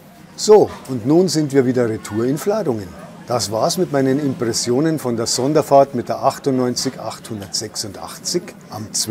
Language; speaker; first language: German; native; German